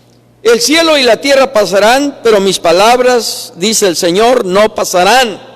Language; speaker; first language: Spanish; native; Spanish